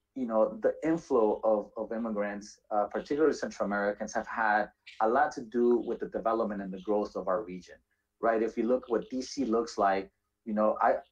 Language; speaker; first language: English; native; English